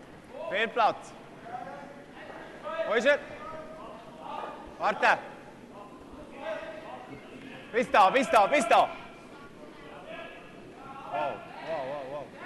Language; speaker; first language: German; native; German